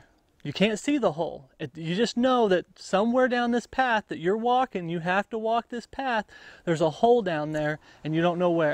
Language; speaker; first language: English; native; English